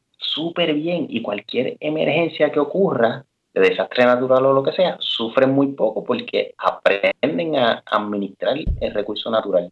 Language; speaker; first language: Spanish; native; Spanish